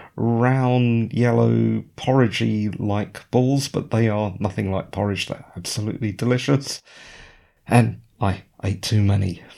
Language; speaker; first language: English; native; English